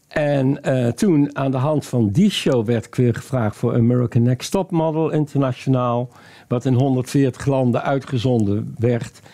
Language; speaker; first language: Dutch; native; Dutch